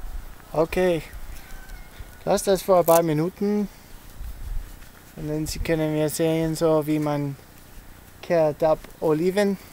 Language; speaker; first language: German; early bilingual, heritage; English